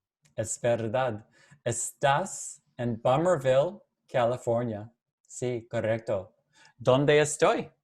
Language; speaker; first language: Spanish; non-native, fluent; English